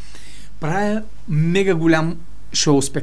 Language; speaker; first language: Bulgarian; native; Bulgarian